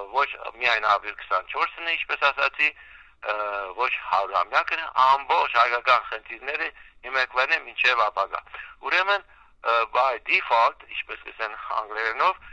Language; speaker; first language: Armenian; early bilingual, heritage; Armenian